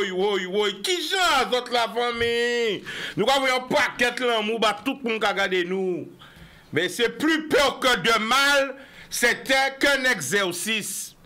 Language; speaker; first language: French; non-native, local second language; Guadeloupean Creole French